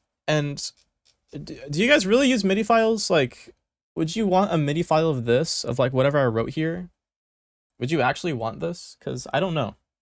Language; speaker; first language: English; native; English